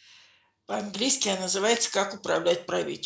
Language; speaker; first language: Russian; native; Russian